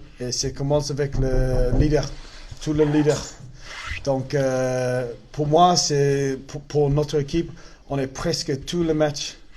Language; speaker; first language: French; non-native, learner; English